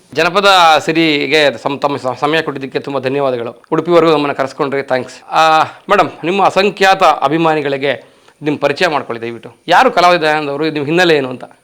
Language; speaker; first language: Kannada; native; Kannada